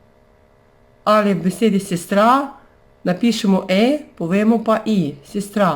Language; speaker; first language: Slovenian; non-native, fluent; Russian